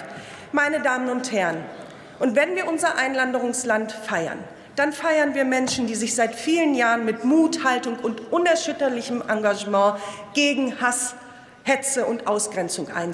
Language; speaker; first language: German; early bilingual, other home language; Turkish